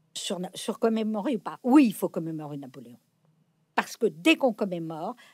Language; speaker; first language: French; native; French